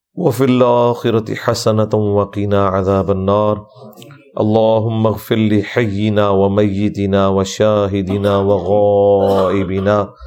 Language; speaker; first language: Urdu; non-native, local second language; Punjabi